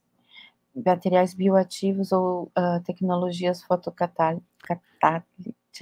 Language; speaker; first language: French; non-native, fluent; Portuguese